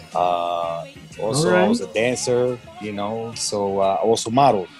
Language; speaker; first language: English; native; English